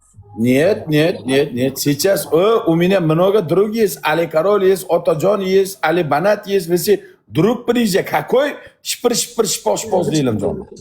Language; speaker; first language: Russian; non-native, learner; Uzbek